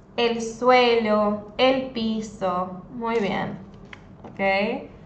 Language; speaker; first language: English; non-native, fluent; Spanish